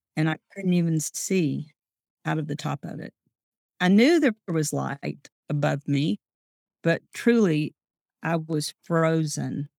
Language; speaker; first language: English; native; English